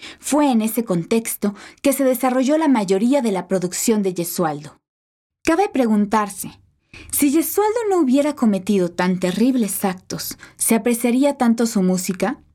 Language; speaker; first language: Spanish; native; Spanish